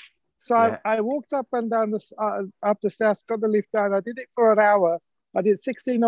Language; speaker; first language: English; non-native, local second language; Sinhala